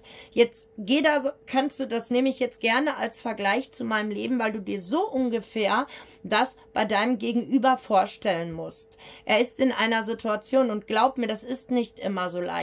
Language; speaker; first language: German; native; German